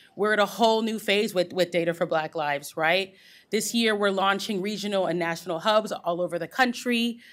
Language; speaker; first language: English; native; English